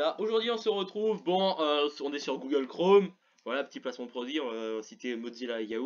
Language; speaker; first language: French; native; French